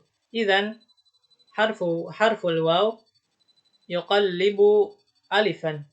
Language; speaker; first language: Arabic; non-native, learner; Indonesian